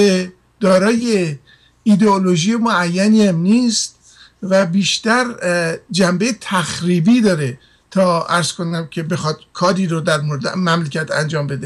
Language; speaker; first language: Persian; native; Persian